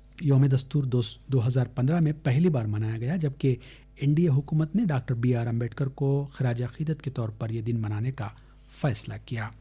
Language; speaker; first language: Urdu; native; Urdu